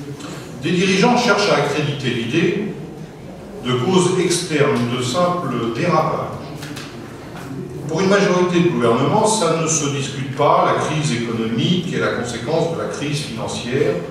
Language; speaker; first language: French; native; French